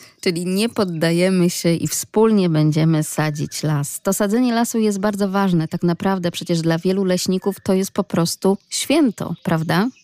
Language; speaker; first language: Polish; native; Polish